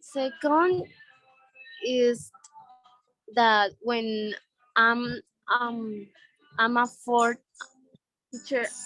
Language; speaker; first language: English; non-native, learner; Spanish